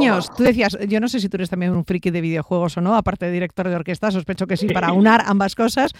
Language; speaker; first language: Spanish; native; Spanish